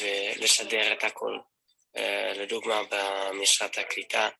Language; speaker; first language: Hebrew; non-native, learner; Dutch